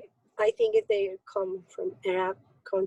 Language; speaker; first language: English; non-native, learner; Spanish